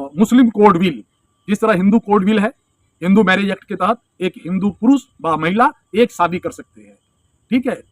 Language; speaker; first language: Hindi; non-native, local second language; Bangla